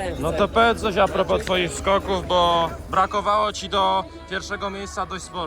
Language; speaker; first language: Polish; native; Polish